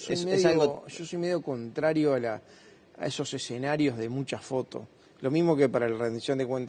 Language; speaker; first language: Spanish; native; Spanish